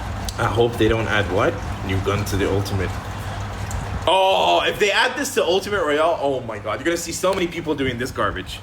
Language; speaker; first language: English; native; English